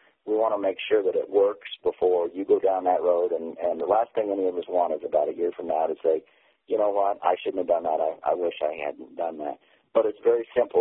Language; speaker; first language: English; native; English